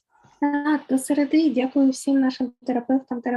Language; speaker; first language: Ukrainian; native; Ukrainian